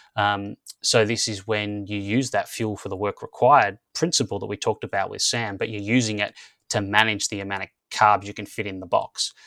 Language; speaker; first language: English; native; English